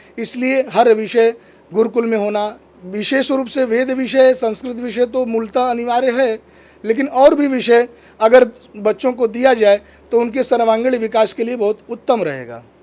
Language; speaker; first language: Hindi; native; Hindi